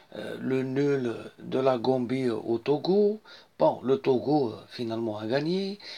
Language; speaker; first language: French; non-native, local second language; Arabic